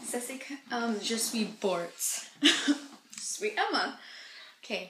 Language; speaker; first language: French; non-native, learner; English